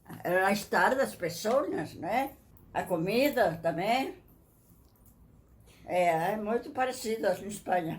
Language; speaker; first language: Portuguese; non-native, learner; Catalan